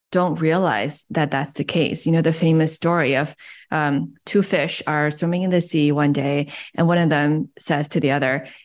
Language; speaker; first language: English; early bilingual, other home language; Chinese